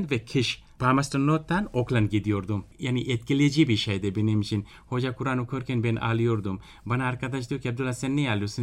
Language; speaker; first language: Turkish; non-native, fluent; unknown